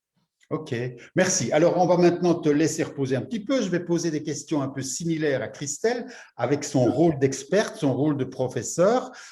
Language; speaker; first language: French; native; French